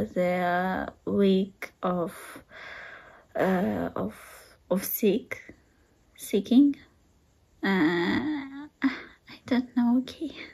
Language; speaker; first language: English; non-native, learner; Russian